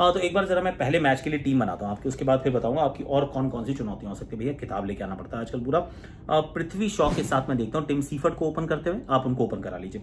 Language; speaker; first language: Hindi; native; Hindi